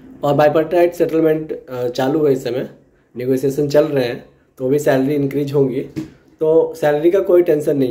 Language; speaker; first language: Hindi; native; Hindi